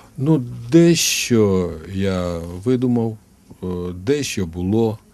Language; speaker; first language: Ukrainian; non-native, local second language; Russian